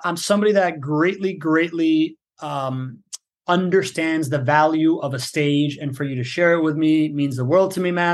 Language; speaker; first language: English; native; English